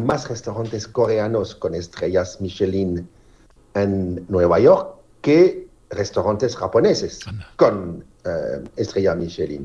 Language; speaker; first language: Spanish; non-native, learner; French